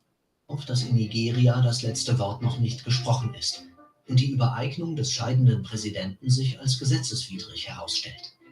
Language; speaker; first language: German; native; German